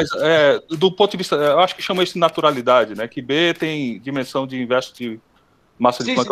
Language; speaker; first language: Portuguese; native; Portuguese